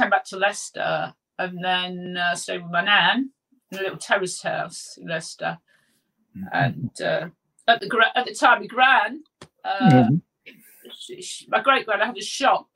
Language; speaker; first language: English; native; English